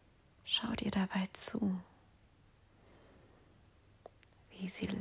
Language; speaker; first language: German; native; German